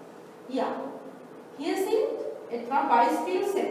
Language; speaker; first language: German; non-native, fluent; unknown